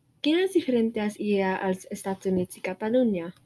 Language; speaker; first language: Catalan; non-native, learner; Chinese